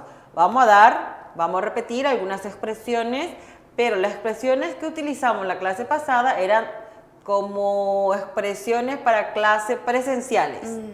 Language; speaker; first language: Spanish; non-native, fluent; Korean